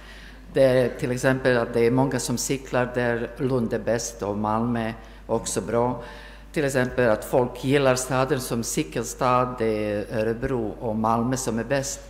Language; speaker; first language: Swedish; non-native, fluent; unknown